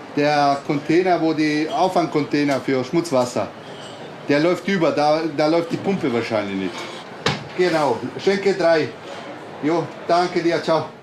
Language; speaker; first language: German; non-native, fluent; Bosnian